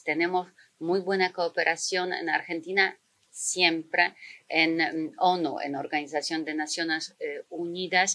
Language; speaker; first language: Spanish; non-native, fluent; Polish